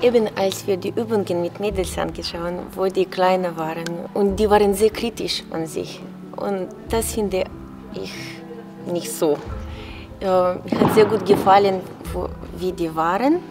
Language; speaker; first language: German; non-native, fluent; Russian